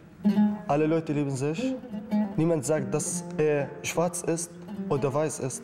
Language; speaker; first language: German; non-native, learner; Arabic